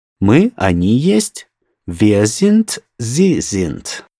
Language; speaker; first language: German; non-native, learner; Russian